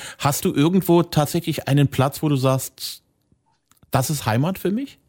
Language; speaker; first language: German; native; German